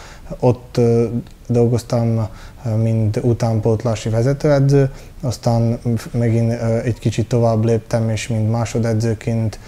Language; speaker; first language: Hungarian; early bilingual, heritage; Hungarian